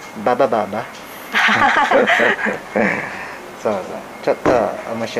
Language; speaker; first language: Japanese; non-native, learner; Hiligaynon